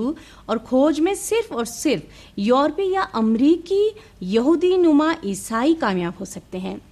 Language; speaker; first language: Urdu; native; Urdu